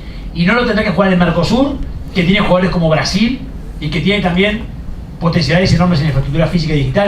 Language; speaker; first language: Spanish; native; Spanish